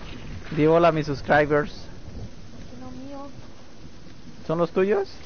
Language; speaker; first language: Spanish; native; Spanish